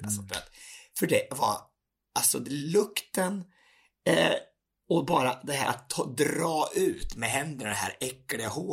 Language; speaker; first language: Swedish; native; Swedish